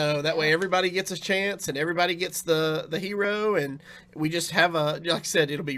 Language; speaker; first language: English; native; English